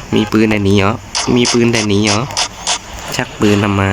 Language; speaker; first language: Thai; native; Thai